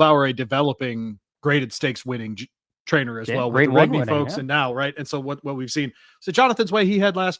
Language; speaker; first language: English; native; English